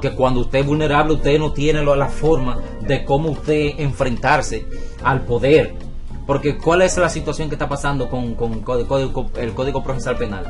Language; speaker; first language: Spanish; native; Spanish